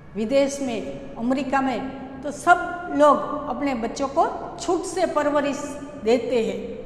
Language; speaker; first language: Hindi; non-native, local second language; Gujarati